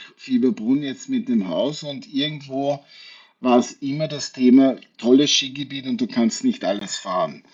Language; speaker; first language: German; native; German